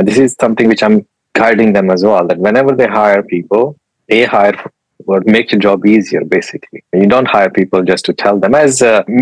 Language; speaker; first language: English; non-native, local second language; Urdu